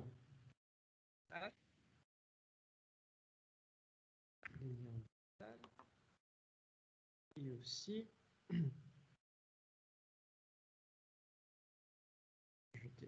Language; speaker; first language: French; non-native, fluent; Portuguese